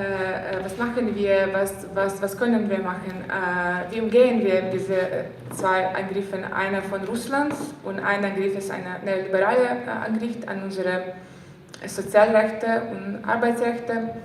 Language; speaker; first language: German; non-native, fluent; Ukrainian